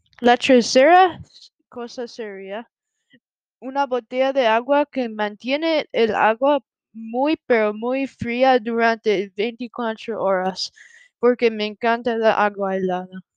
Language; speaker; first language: Spanish; non-native, fluent; English